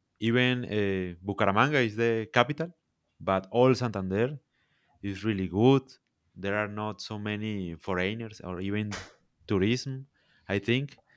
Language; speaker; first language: English; non-native, learner; Spanish